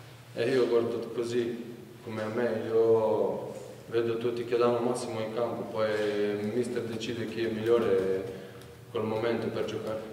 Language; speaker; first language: Italian; non-native, learner; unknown